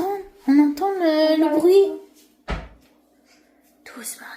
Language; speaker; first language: French; non-native, learner; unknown